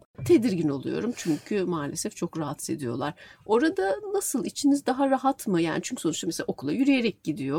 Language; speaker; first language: Turkish; native; Turkish